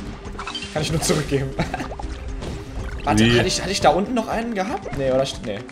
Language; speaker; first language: German; native; German